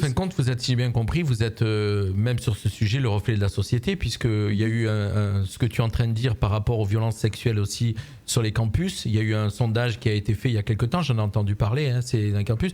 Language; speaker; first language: French; native; French